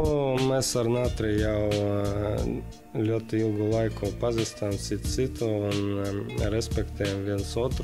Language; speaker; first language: Latvian; non-native, local second language; Russian